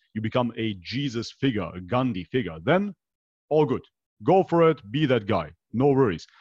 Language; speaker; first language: English; non-native, fluent; Macedonian